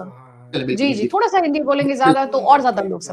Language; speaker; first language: Hindi; native; Hindi